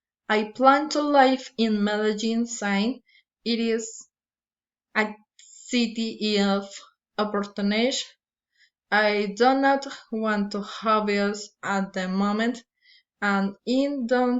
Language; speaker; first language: English; non-native, learner; Spanish